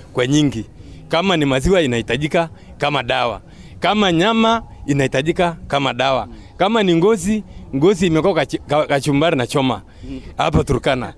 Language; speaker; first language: Swahili; non-native, local second language; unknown